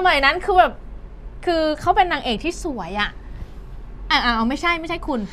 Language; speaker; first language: Thai; native; Thai